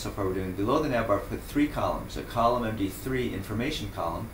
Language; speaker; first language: English; native; English